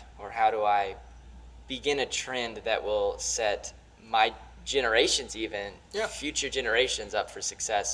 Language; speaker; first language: English; native; English